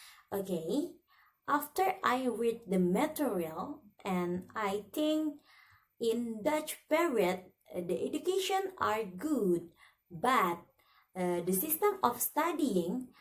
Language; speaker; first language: English; non-native, learner; Indonesian